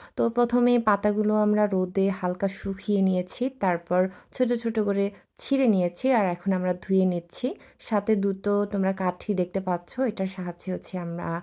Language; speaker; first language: Bangla; non-native, local second language; Chakma